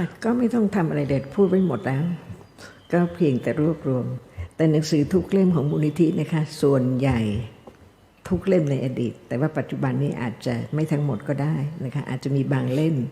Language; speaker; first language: Thai; native; Thai